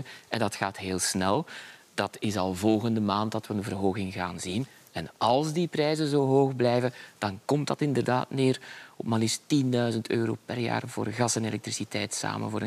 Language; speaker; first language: Dutch; native; Dutch